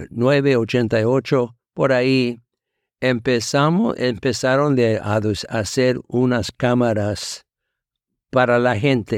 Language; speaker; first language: Spanish; non-native, fluent; English